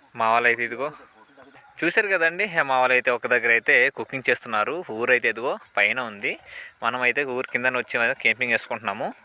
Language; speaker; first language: Telugu; native; Telugu